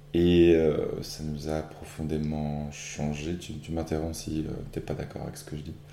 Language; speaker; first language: French; native; French